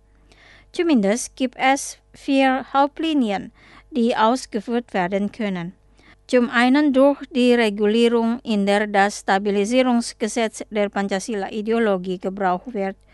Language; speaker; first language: German; non-native, fluent; Indonesian